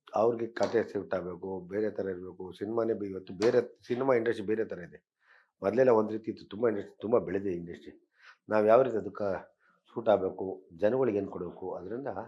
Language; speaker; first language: Kannada; native; Kannada